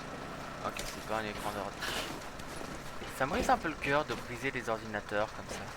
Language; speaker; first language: French; native; French